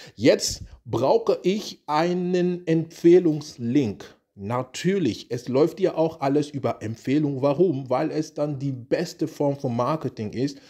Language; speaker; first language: German; non-native, fluent; French